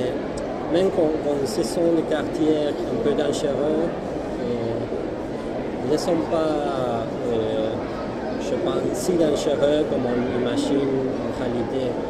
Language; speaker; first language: French; non-native, fluent; Spanish